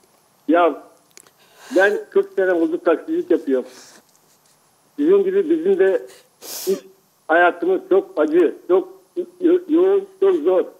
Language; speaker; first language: Turkish; native; Turkish